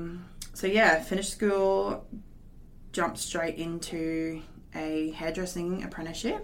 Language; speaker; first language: English; native; English